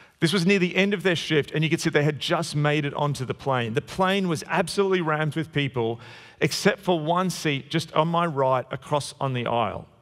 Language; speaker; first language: English; native; English